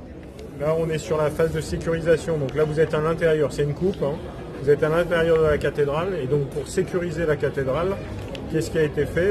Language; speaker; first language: French; native; French